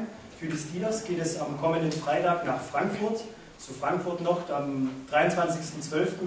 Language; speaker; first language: German; native; German